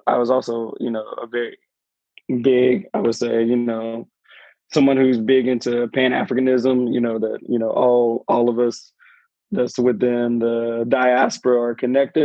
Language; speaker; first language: English; native; English